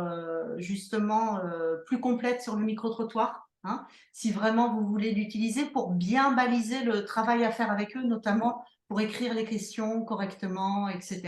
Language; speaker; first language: French; native; French